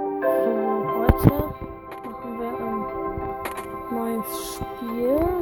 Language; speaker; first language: German; early bilingual, other home language; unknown